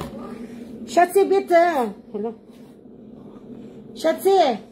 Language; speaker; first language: German; non-native, learner; Cebuano